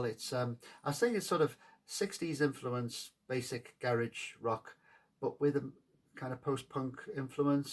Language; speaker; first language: English; native; English